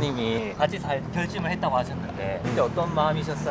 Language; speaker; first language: Korean; native; Korean